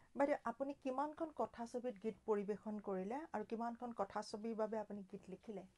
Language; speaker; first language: Assamese; native; Assamese